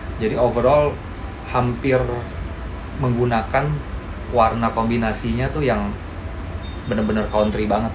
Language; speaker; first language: Indonesian; native; Indonesian